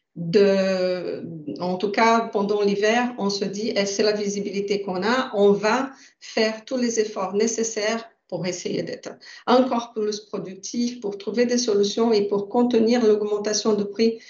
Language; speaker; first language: French; non-native, fluent; Portuguese